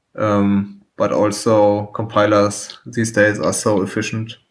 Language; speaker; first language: English; non-native, fluent; German